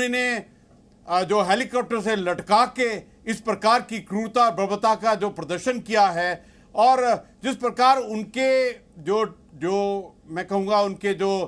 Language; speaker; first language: Hindi; native; Hindi